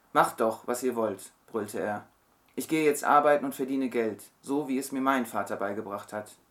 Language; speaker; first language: German; early bilingual, other home language; Turkish